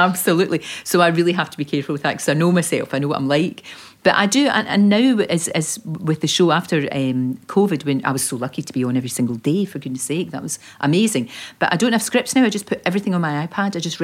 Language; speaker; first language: English; native; English